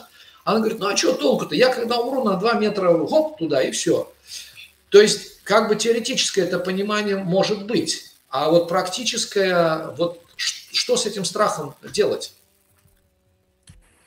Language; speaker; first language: Russian; native; Russian